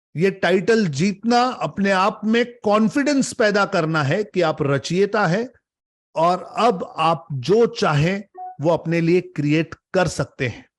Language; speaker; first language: Hindi; native; Hindi